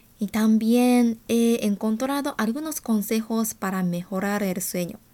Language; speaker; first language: Spanish; non-native, fluent; Japanese